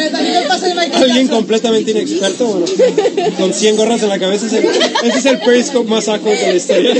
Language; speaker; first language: Spanish; native; Spanish